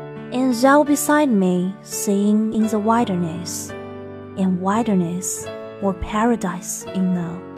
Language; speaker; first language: English; non-native, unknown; Chinese